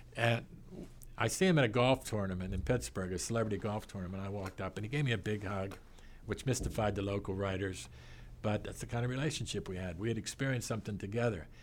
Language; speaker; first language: English; native; English